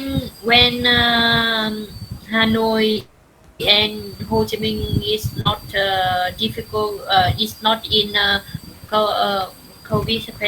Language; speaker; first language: English; non-native, learner; Vietnamese